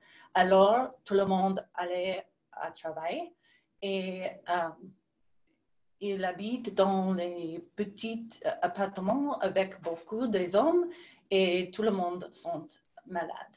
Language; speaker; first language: French; non-native, learner; English